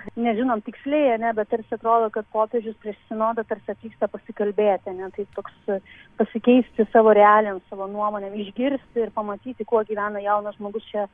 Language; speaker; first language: Lithuanian; native; Lithuanian